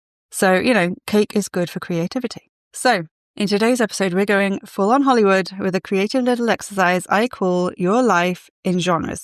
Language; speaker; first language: English; native; English